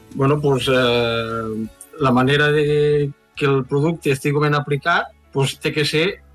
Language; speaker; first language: Catalan; native; Catalan